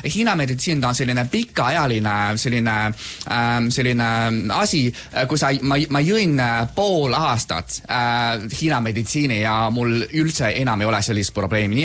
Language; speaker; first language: Estonian; non-native, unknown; Chinese